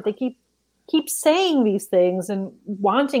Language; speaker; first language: English; native; English